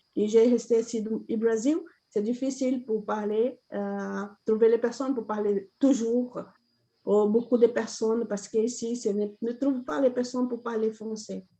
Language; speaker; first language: French; non-native, learner; Portuguese